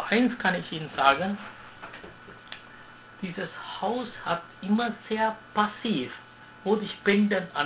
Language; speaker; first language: German; non-native, learner; Sinhala